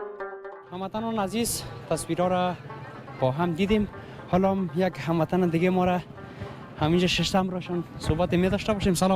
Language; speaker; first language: Persian; native; Persian